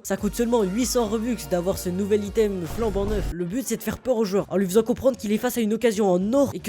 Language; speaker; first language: French; native; French